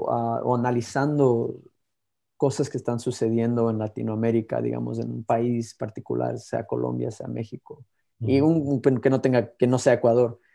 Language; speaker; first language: Spanish; early bilingual, heritage; Spanish